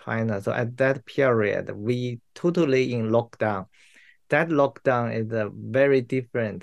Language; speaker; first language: English; non-native, learner; Chinese